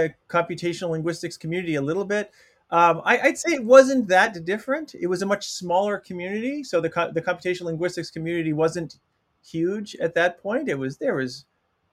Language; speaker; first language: English; native; English